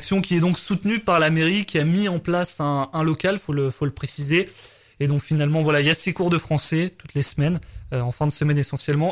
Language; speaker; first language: French; native; French